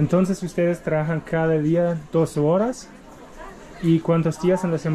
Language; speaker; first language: Spanish; non-native, learner; German